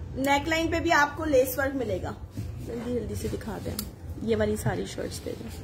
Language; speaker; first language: Urdu; native; Urdu